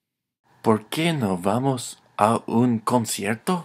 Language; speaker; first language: Spanish; non-native, learner; English